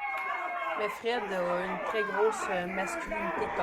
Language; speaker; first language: French; native; French